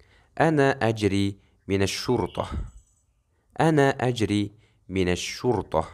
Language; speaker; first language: Arabic; non-native, fluent; Kazakh